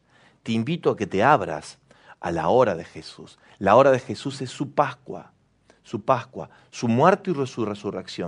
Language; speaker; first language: Spanish; native; Spanish